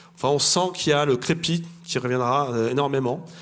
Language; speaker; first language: French; native; French